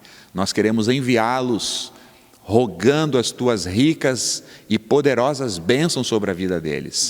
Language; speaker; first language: Portuguese; native; Portuguese